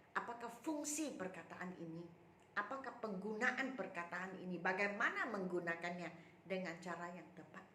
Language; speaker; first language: Malay; non-native, local second language; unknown